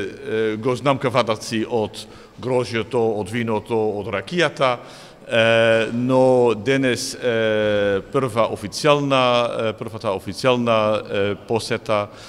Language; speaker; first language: Macedonian; non-native, fluent; Dutch